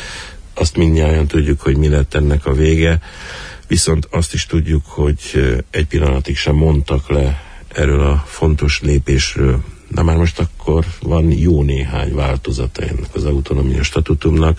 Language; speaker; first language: Hungarian; native; Hungarian